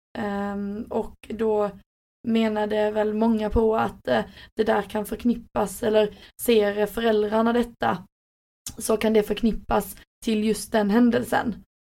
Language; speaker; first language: Swedish; native; Swedish